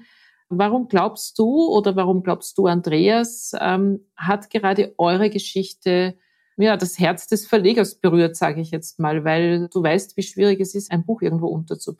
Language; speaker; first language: German; native; German